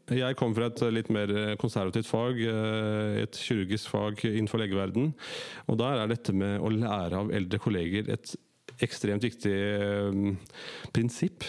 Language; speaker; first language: Norwegian; early bilingual, other home language; Urdu